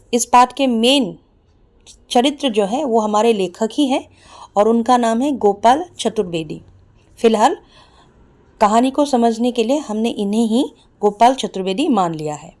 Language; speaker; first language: Hindi; non-native, local second language; Assamese